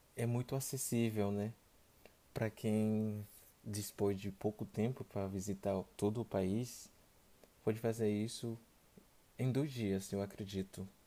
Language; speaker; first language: Portuguese; non-native, fluent; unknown